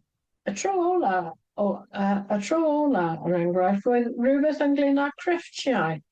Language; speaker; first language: Welsh; non-native, fluent; English